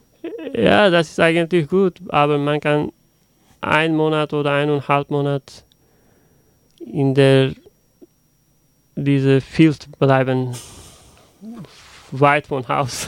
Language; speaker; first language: German; non-native, learner; Uzbek